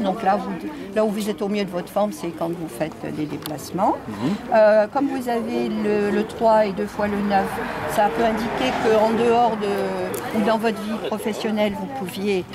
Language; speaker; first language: French; native; French